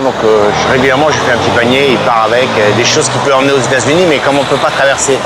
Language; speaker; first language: French; native; French